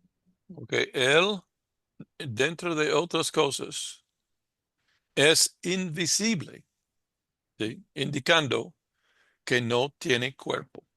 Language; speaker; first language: Spanish; non-native, fluent; English